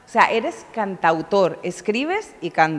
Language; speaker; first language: Spanish; native; Spanish